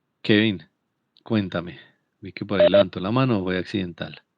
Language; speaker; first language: Spanish; native; Spanish